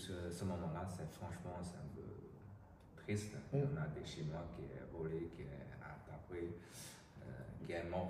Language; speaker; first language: French; non-native, learner; Chinese